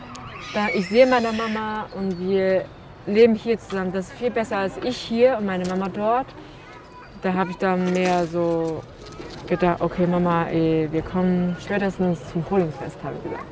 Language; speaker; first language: German; non-native, learner; Chinese